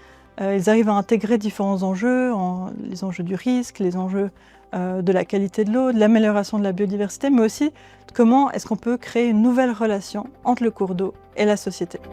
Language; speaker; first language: French; native; French